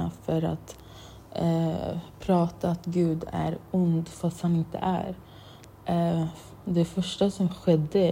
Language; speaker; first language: Swedish; non-native, local second language; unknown